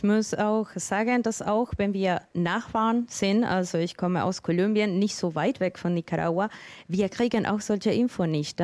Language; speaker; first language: German; non-native, learner; Spanish